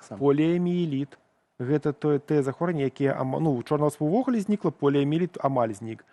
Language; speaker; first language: Belarusian; non-native, local second language; Russian